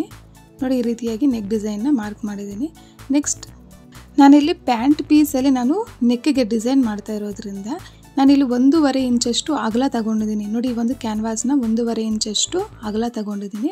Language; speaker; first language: Kannada; native; Kannada